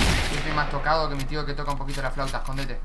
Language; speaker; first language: Spanish; native; Spanish